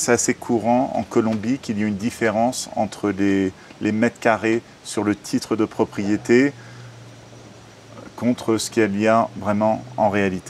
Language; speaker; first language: French; native; French